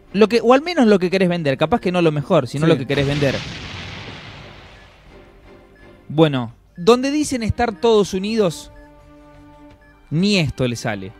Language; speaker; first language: Spanish; native; Spanish